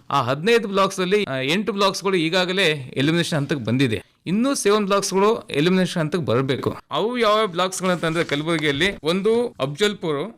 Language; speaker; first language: Kannada; native; Kannada